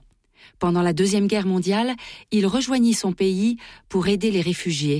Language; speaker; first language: French; native; French